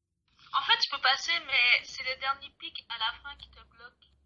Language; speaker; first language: French; native; French